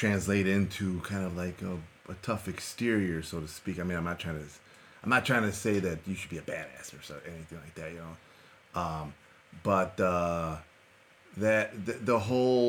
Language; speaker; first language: English; early bilingual, other home language; Spanish